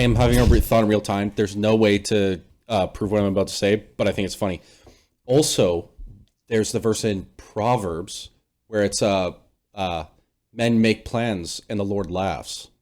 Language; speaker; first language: English; native; English